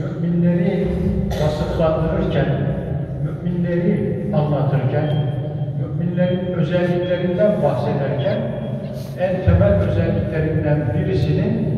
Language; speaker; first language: Turkish; native; Turkish